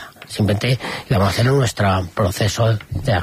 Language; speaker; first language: Spanish; native; Spanish